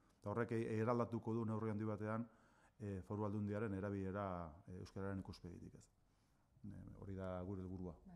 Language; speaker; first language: Basque; native; Basque